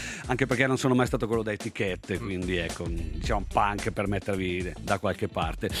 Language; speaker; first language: Italian; native; Italian